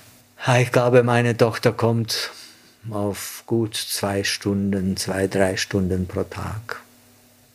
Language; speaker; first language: German; non-native, fluent; Bulgarian